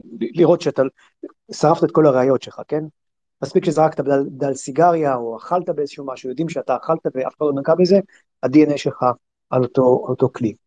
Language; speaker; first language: Hebrew; native; Hebrew